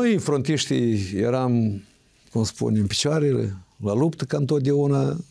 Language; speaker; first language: Romanian; native; Romanian